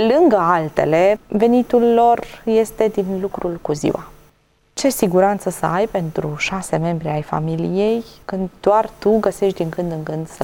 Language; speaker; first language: Romanian; native; Romanian